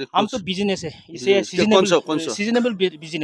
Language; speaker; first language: Hindi; non-native, local second language; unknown